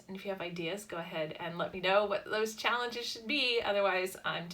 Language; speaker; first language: English; native; English